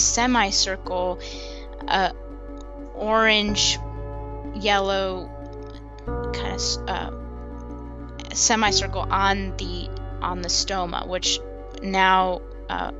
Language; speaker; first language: English; native; English